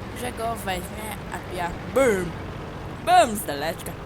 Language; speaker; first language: Polish; native; Polish